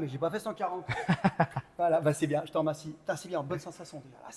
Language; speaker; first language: French; native; French